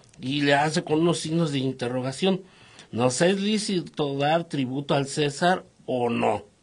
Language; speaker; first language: Spanish; native; Spanish